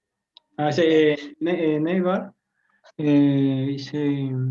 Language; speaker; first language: Turkish; non-native, learner; Spanish